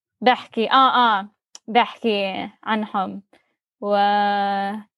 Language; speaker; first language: Arabic; non-native, learner; English